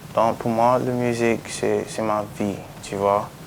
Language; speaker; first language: French; non-native, local second language; English